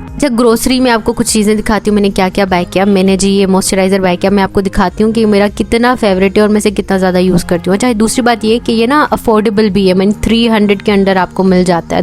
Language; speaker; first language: Urdu; native; Urdu